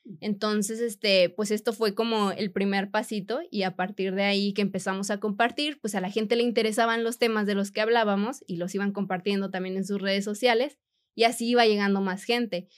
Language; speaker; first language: Spanish; native; Spanish